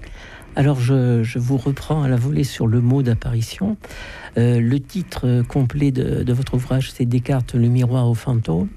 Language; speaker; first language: French; native; French